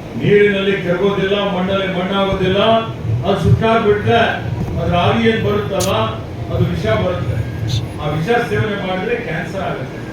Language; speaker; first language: Kannada; native; Kannada